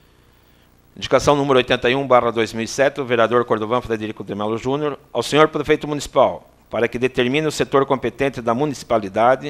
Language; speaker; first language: Portuguese; native; Portuguese